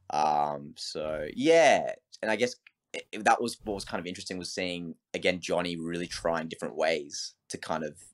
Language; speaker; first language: English; native; English